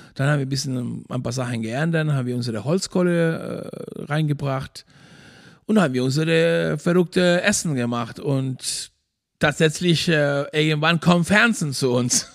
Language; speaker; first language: German; non-native, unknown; Spanish